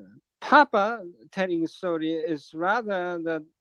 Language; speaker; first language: English; non-native, learner; Japanese